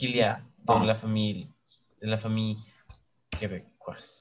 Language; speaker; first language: French; non-native, learner; English